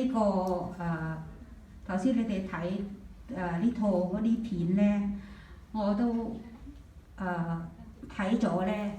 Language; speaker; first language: Cantonese; non-native, fluent; Thai